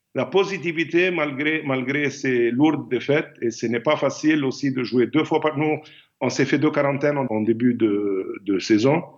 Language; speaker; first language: French; non-native, fluent; Arabic